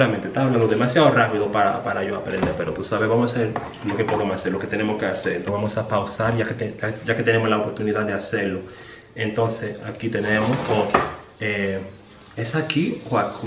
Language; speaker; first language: Spanish; early bilingual, heritage; Spanish